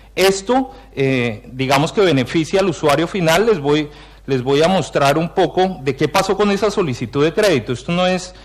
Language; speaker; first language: Spanish; native; Spanish